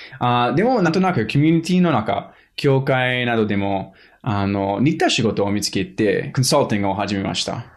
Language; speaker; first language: Japanese; non-native, fluent; English